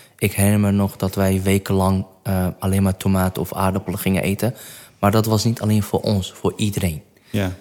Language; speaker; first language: Dutch; non-native, fluent; Kurdish